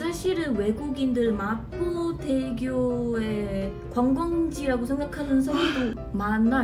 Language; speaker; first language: Korean; non-native, fluent; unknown